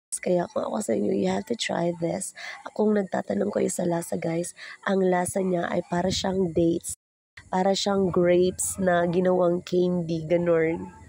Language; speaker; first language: Filipino; non-native, local second language; Cebuano